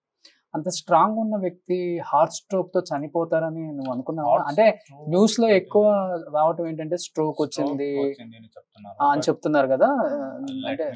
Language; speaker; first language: Telugu; native; Telugu